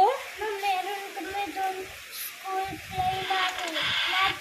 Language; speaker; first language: Filipino; early bilingual, heritage; Filipino